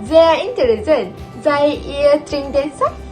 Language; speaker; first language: German; non-native, learner; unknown